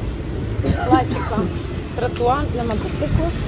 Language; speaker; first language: Russian; native; Russian